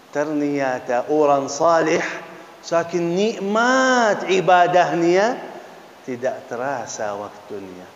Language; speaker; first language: Indonesian; non-native, fluent; Arabic